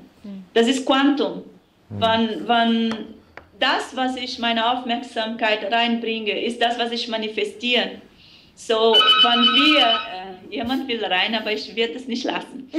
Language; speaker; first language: German; non-native, fluent; Portuguese